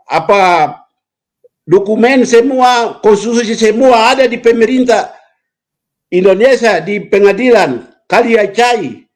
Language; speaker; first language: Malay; non-native, local second language; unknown